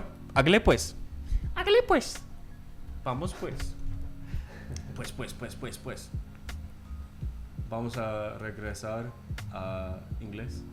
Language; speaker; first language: Spanish; non-native, learner; English